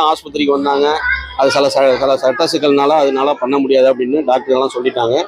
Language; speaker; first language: Tamil; native; Tamil